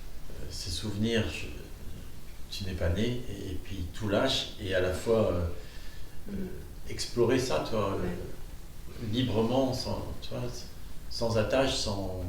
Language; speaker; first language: French; native; French